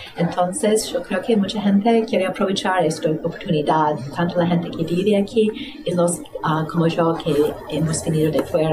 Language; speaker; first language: Spanish; non-native, fluent; English